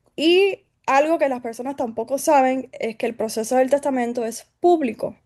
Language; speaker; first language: Spanish; early bilingual, heritage; Spanish